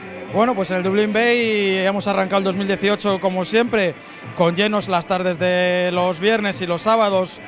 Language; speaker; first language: Spanish; native; Spanish